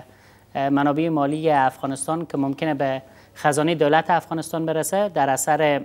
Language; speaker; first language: Persian; native; Persian